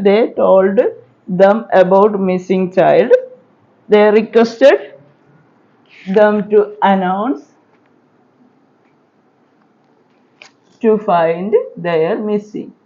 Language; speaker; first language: English; non-native, local second language; Malayalam